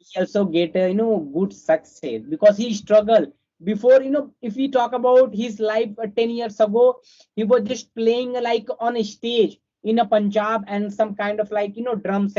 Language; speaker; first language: English; non-native, fluent; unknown